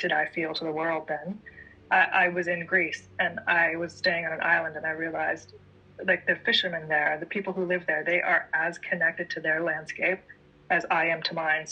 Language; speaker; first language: English; native; English